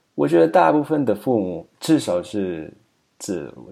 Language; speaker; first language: Chinese; non-native, fluent; Slovak